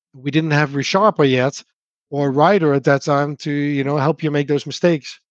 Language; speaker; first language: English; non-native, fluent; Dutch